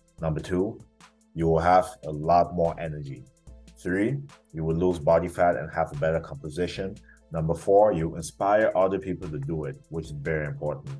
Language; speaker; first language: English; native; English